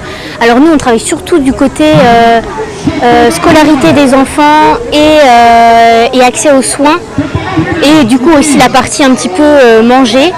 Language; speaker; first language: French; native; French